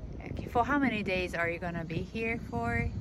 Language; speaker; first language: English; non-native, fluent; Japanese